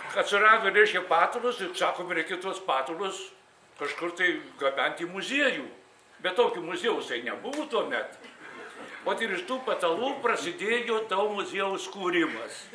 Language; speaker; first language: Lithuanian; native; Lithuanian